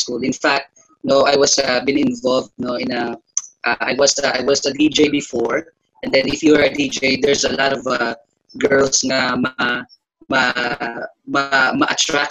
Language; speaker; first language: English; non-native, local second language; Hiligaynon